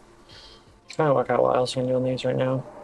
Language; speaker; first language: English; native; English